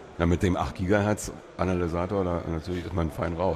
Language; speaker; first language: German; native; German